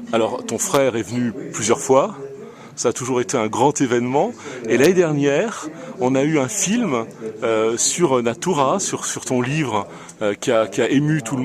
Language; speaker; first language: French; native; French